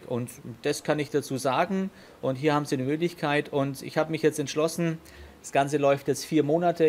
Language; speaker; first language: German; native; German